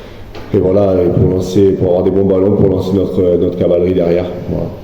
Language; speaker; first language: French; native; French